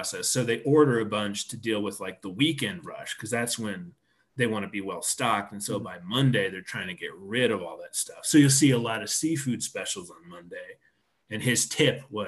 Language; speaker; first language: English; native; English